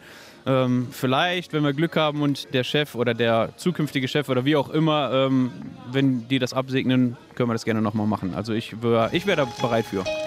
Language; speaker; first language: German; native; German